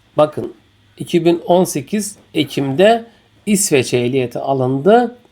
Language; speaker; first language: Turkish; native; Turkish